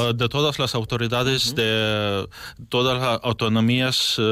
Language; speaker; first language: Spanish; non-native, fluent; Ukrainian